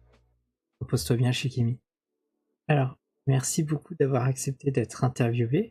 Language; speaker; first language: French; native; French